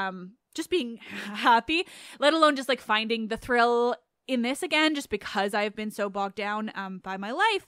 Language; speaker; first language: English; native; English